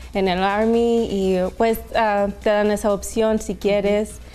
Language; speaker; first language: Spanish; early bilingual, heritage; Spanish